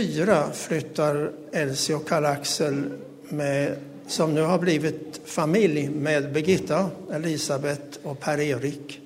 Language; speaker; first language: Swedish; native; Swedish